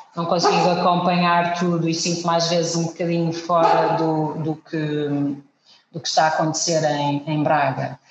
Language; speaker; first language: Portuguese; native; Portuguese